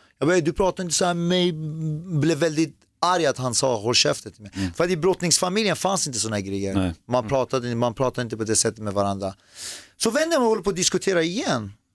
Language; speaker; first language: Swedish; early bilingual, other home language; Persian